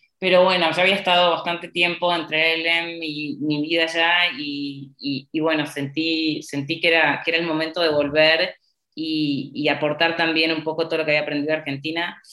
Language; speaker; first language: Spanish; native; Spanish